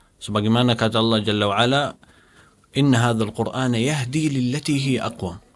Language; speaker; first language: Indonesian; non-native, fluent; Arabic